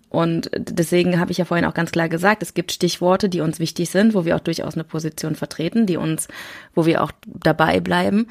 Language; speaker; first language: German; early bilingual, other home language; Korean